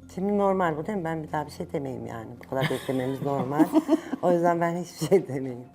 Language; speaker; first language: Turkish; native; Turkish